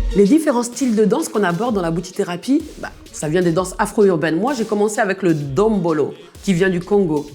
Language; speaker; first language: French; early bilingual, other home language; Bambara